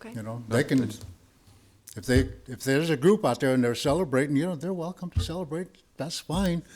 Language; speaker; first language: English; early bilingual, other home language; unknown